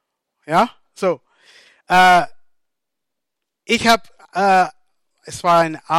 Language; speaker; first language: German; non-native, fluent; English